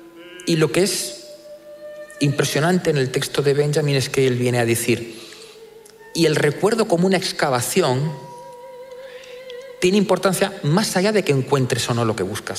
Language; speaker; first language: Spanish; native; Spanish